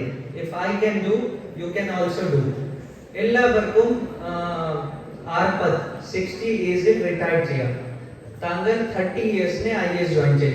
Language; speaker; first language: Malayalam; non-native, learner; Hindi